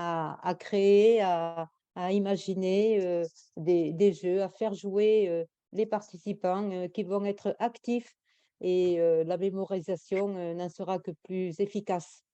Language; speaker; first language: French; native; French